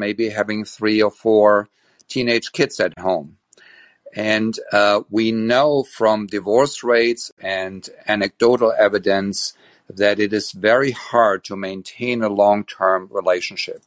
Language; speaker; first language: English; non-native, fluent; German